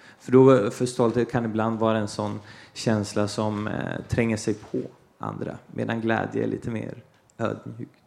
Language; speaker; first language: Swedish; early bilingual, other home language; Portuguese